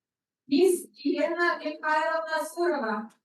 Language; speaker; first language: Russian; native; Russian